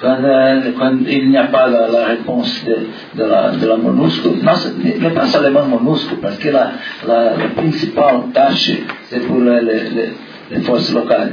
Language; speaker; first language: French; non-native, learner; Portuguese